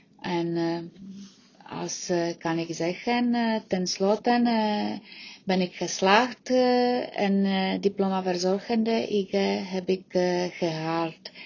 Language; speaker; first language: Dutch; non-native, learner; Czech